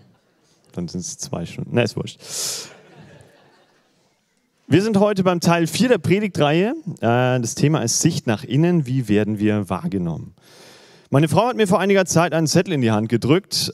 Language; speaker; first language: German; native; German